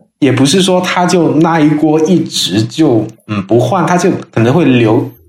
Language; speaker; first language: Chinese; non-native, local second language; Min Nan Chinese